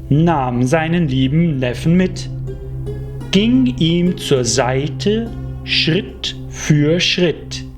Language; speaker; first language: German; native; German